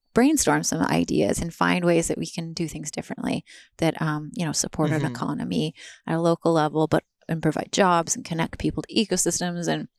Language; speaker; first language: English; native; English